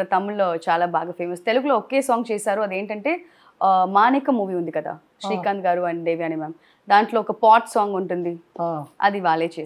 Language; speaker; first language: Telugu; non-native, learner; Tamil